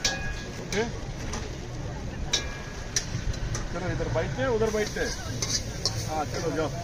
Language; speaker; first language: Hindi; non-native, local second language; Telugu